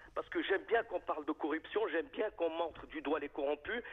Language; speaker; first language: French; native; French